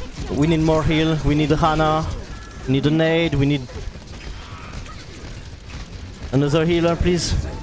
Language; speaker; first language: English; non-native, learner; French